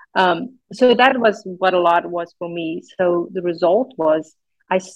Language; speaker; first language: English; non-native, local second language; Afrikaans